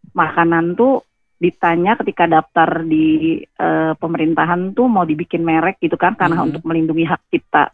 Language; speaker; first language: Indonesian; native; Indonesian